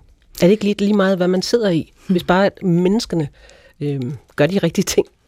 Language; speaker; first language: Danish; native; Danish